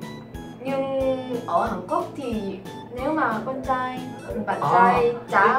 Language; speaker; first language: Vietnamese; non-native, learner; Korean